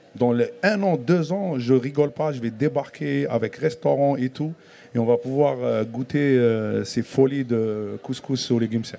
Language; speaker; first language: French; non-native, local second language; Kabyle